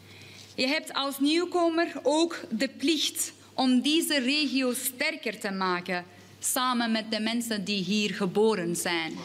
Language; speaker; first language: Dutch; non-native, fluent; Persian